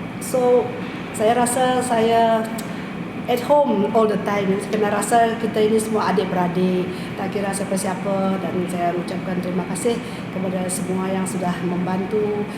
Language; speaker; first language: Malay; non-native, local second language; Iban